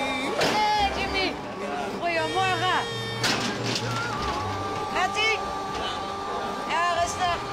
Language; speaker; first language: Dutch; native; Dutch